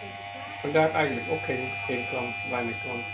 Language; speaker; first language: Dutch; non-native, learner; Lao